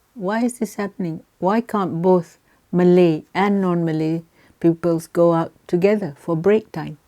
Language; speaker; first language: English; non-native, local second language; Malay